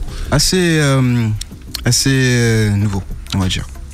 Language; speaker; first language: French; non-native, fluent; English